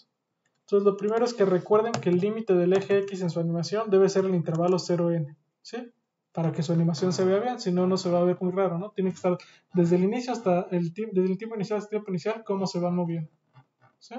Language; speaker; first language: Spanish; native; Spanish